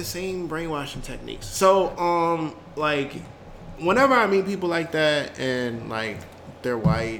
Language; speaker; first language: English; native; English